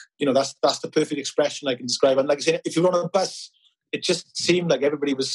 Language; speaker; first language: English; native; English